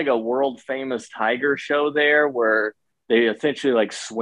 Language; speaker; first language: English; native; English